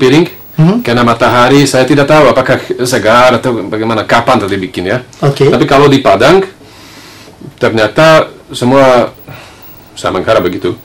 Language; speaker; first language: Indonesian; non-native, fluent; Slovak